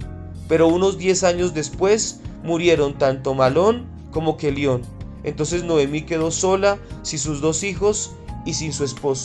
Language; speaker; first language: Spanish; native; Spanish